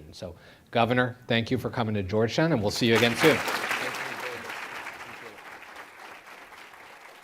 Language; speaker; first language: English; native; English